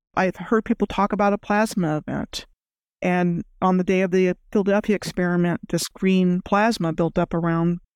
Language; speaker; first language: English; native; English